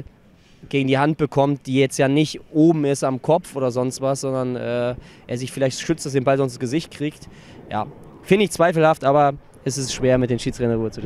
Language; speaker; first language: German; native; German